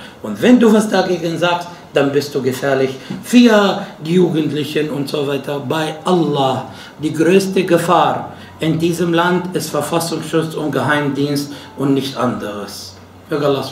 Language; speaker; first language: German; non-native, fluent; Arabic